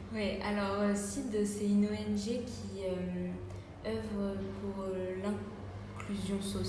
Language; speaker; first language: French; native; French